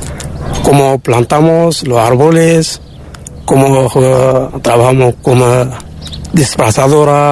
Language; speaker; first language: Spanish; non-native, learner; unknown